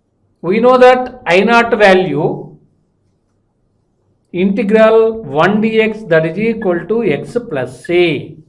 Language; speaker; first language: English; non-native, local second language; Telugu